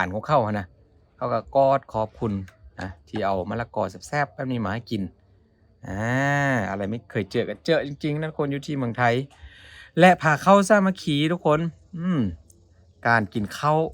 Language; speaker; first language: Thai; non-native, local second language; Northeastern Thai